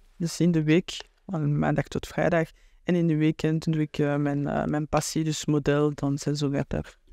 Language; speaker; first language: Dutch; non-native, local second language; French